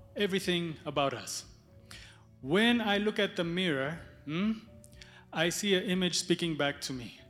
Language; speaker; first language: English; early bilingual, other home language; Amharic